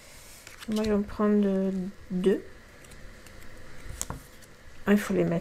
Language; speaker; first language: French; native; French